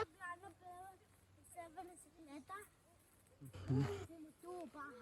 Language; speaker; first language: Spanish; early bilingual, heritage; Spanish